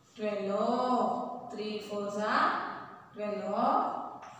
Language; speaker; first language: English; non-native, local second language; Kannada